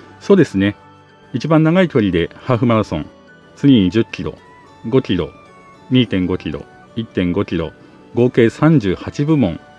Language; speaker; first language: Japanese; native; Japanese